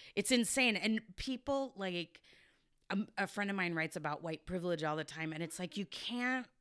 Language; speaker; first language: English; native; English